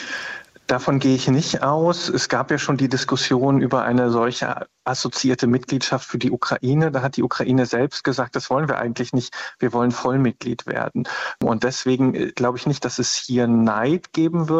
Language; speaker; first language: German; native; German